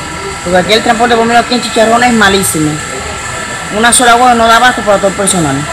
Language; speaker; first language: Spanish; native; Spanish